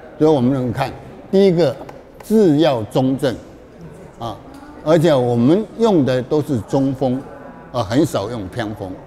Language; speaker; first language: Chinese; native; Chinese